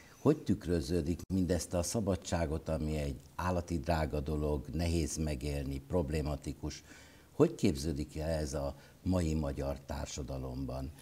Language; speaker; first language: Hungarian; native; Hungarian